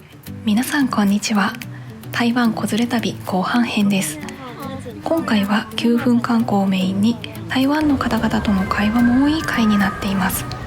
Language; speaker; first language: Japanese; native; Japanese